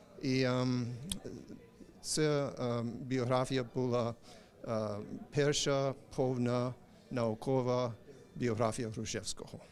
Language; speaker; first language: Ukrainian; non-native, learner; English